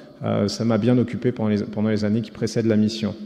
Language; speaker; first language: French; native; French